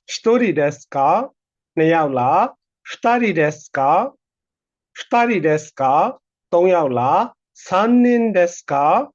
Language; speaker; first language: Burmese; native; Burmese